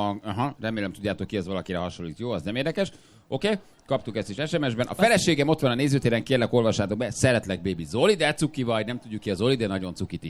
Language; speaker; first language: Hungarian; native; Hungarian